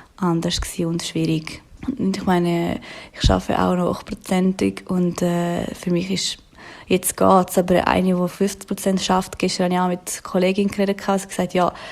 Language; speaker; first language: German; non-native, local second language; Italian